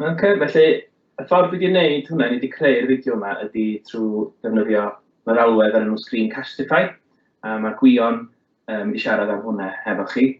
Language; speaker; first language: Welsh; native; Welsh